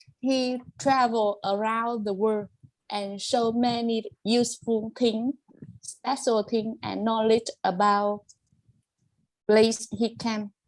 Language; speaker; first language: English; non-native, learner; Vietnamese